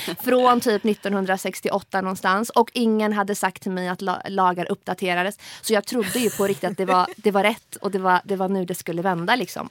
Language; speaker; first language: Swedish; early bilingual, other home language; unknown